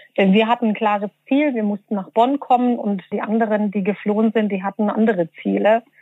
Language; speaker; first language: German; early bilingual, other home language; Bosnian